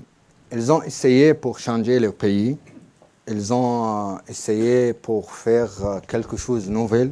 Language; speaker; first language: French; non-native, learner; Arabic